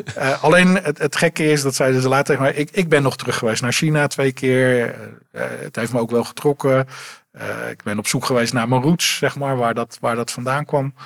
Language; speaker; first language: Dutch; native; Dutch